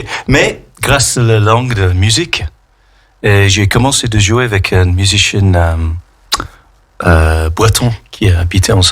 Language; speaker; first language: French; non-native, fluent; English